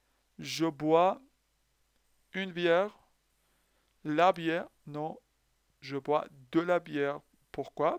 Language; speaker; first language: French; non-native, fluent; Persian